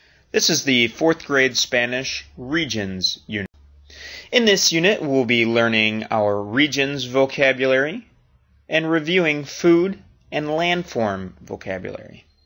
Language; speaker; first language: English; native; English